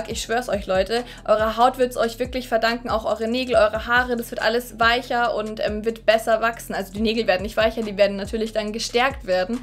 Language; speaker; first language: German; native; German